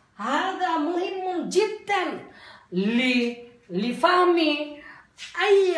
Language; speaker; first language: Arabic; non-native, learner; Bangla